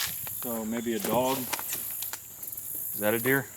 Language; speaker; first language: English; native; English